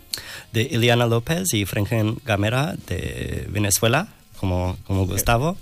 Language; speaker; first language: Spanish; non-native, learner; English